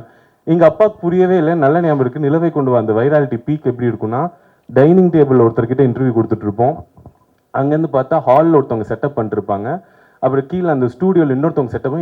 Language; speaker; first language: Tamil; native; Tamil